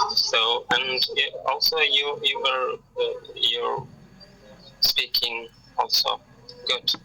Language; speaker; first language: English; non-native, learner; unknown